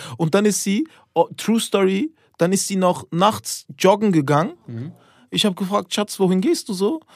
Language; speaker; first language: German; early bilingual, other home language; Turkish